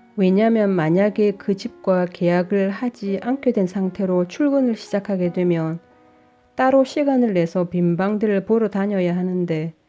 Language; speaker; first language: Korean; native; Korean